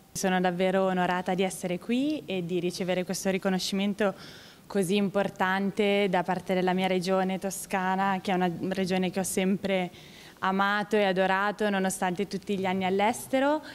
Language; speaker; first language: Italian; native; Italian